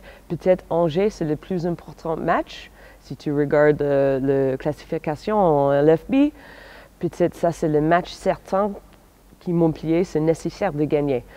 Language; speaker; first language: French; non-native, fluent; English